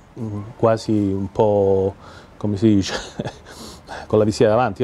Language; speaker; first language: Italian; native; Italian